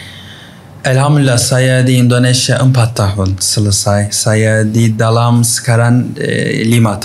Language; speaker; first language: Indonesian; non-native, learner; Turkish